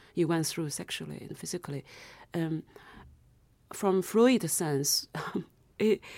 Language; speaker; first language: English; non-native, fluent; Chinese